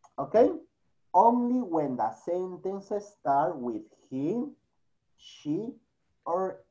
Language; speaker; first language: English; non-native, fluent; Spanish